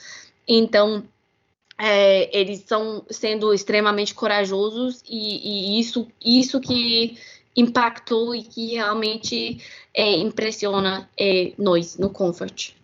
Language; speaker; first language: Portuguese; non-native, fluent; English